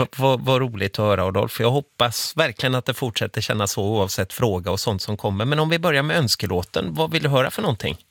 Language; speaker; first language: Swedish; native; Swedish